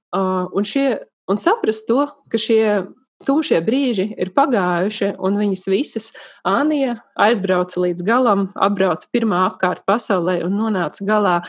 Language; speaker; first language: Latvian; native; Latvian